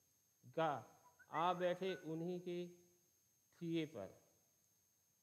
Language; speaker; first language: Hindi; native; Hindi